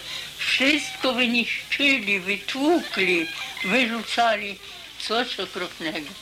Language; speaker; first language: Polish; early bilingual, heritage; Polish